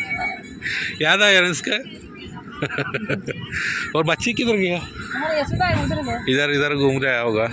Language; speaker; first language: Hindi; non-native, local second language; Malayalam